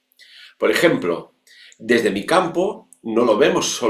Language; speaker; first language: Spanish; non-native, local second language; Catalan